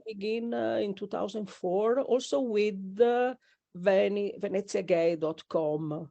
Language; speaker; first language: English; non-native, learner; Italian